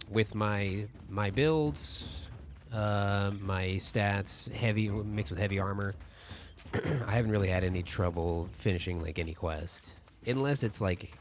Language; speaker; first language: English; native; English